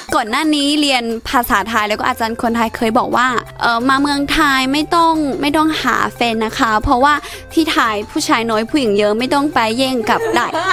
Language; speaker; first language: Thai; non-native, fluent; Chinese